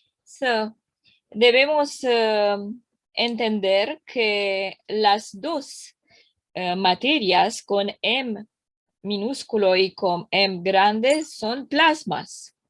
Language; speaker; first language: Spanish; non-native, learner; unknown